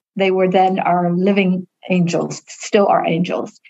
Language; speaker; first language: English; early bilingual, other home language; Vietnamese